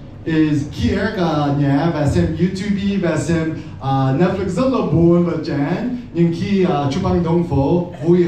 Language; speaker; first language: Vietnamese; non-native, learner; English